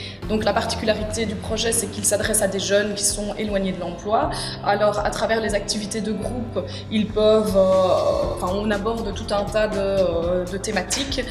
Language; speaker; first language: French; native; French